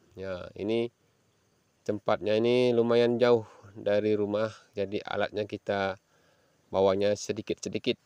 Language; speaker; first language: Indonesian; non-native, local second language; Balinese